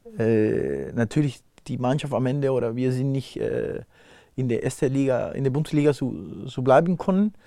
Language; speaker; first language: German; non-native, fluent; Spanish